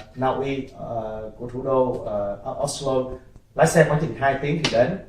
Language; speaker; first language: Vietnamese; early bilingual, other home language; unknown